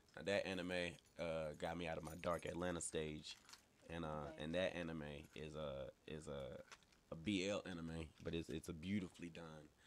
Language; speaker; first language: English; native; English